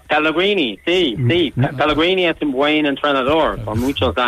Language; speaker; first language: Spanish; non-native, learner; English